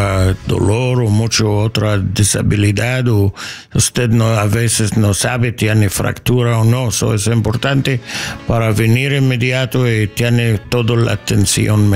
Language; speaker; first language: Spanish; non-native, learner; English